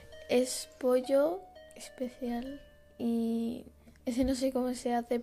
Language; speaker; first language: Spanish; early bilingual, other home language; Arabic